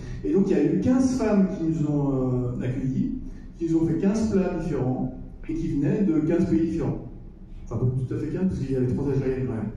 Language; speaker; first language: French; native; French